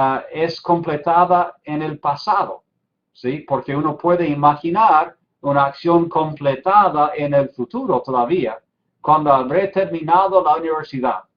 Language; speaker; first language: Spanish; non-native, fluent; English